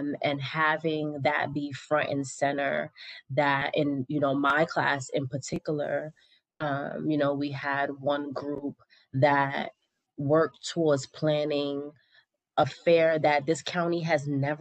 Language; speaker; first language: English; native; English